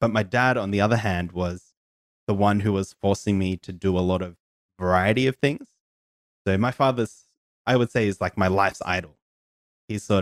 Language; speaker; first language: English; native; English